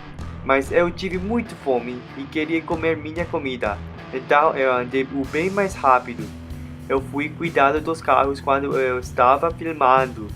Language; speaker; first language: Portuguese; non-native, learner; English